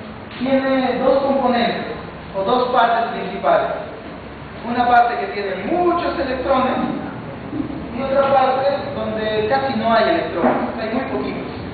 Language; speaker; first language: Spanish; native; Spanish